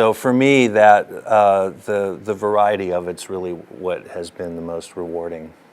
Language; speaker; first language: English; early bilingual, other home language; German